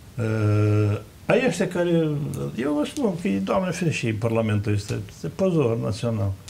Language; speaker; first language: Romanian; native; Romanian